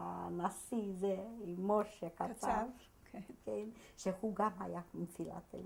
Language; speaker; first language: Hebrew; non-native, fluent; Hungarian